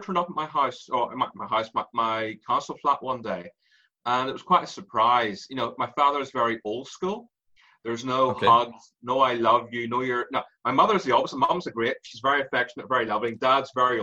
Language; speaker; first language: English; native; English